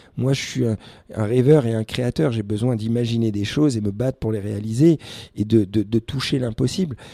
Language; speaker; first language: French; early bilingual, other home language; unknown